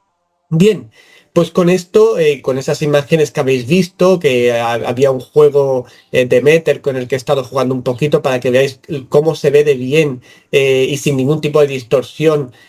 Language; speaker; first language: Spanish; native; Spanish